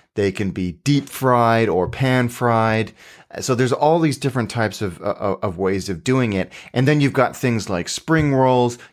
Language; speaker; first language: English; native; English